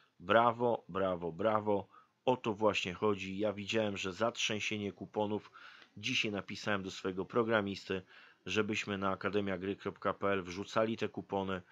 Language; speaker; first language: Polish; native; Polish